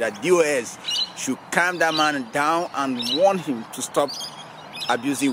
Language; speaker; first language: English; non-native, local second language; Igbo